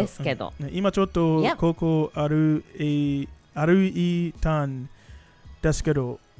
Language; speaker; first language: Japanese; non-native, learner; English